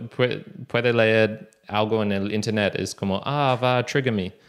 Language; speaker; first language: Spanish; non-native, learner; English